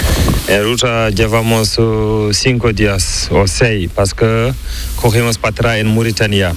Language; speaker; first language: Spanish; non-native, learner; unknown